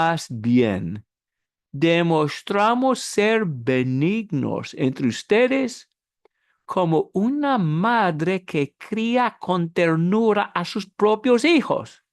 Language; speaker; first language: Spanish; non-native, fluent; English